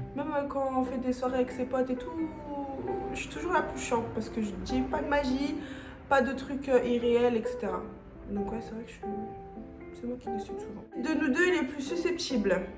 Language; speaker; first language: French; early bilingual, other home language; Arabic